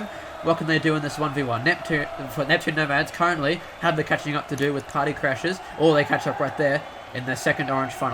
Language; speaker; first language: English; native; English